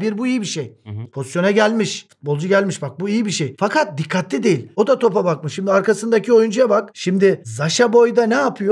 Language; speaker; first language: Turkish; native; Turkish